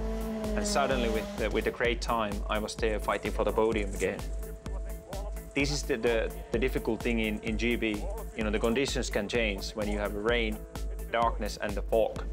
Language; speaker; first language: English; non-native, fluent; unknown